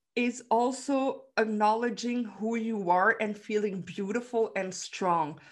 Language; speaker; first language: English; non-native, fluent; Dutch